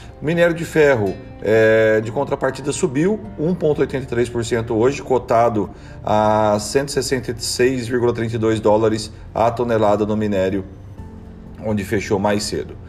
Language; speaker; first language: Portuguese; native; Portuguese